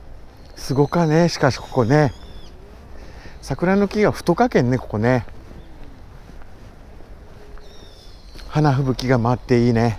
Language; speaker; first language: Japanese; native; Japanese